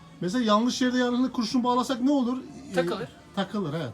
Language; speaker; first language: Turkish; native; Turkish